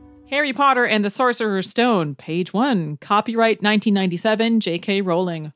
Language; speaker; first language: English; native; English